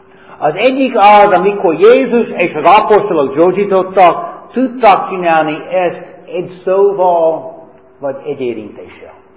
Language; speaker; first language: Hungarian; non-native, fluent; English